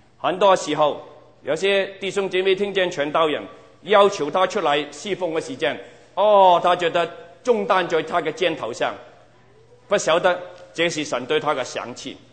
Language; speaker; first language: Chinese; non-native, local second language; Cantonese